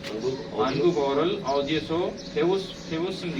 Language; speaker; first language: Korean; non-native, fluent; Urdu